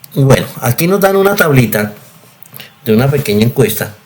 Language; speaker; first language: Spanish; native; Spanish